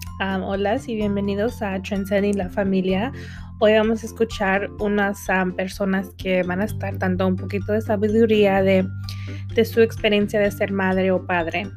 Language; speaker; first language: Spanish; early bilingual, heritage; Spanish